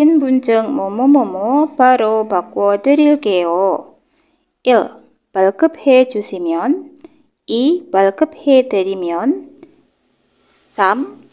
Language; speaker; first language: Korean; non-native, learner; Indonesian